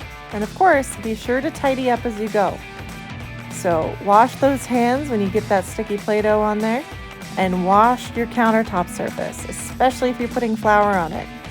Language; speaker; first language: English; native; English